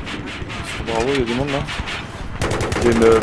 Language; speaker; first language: French; native; French